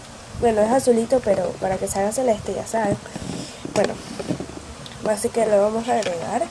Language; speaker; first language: Spanish; native; Spanish